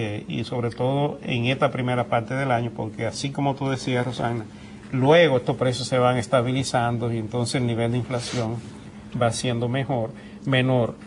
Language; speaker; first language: Spanish; native; Spanish